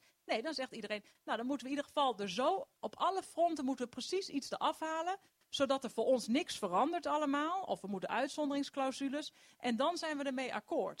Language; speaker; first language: Dutch; native; Dutch